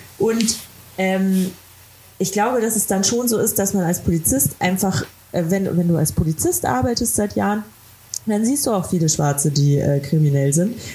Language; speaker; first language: German; native; German